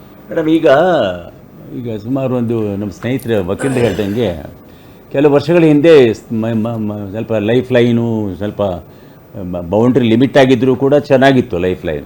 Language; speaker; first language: Kannada; native; Kannada